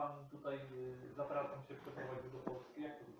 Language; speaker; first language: Polish; native; Polish